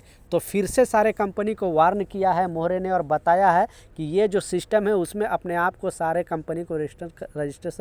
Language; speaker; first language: Hindi; native; Hindi